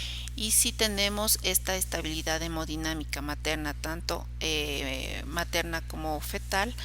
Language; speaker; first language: Spanish; native; Spanish